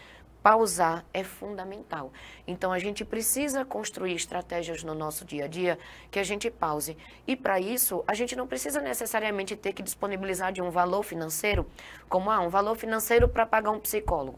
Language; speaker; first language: Portuguese; native; Portuguese